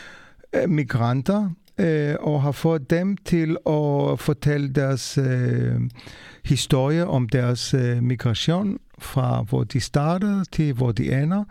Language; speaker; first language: Danish; non-native, fluent; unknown